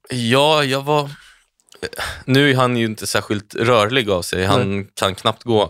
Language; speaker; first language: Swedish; native; Swedish